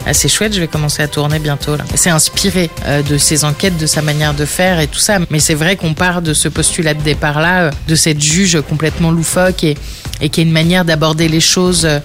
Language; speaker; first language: French; native; French